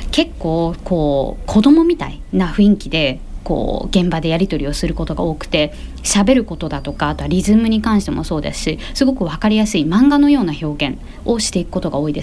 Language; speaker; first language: Japanese; native; Japanese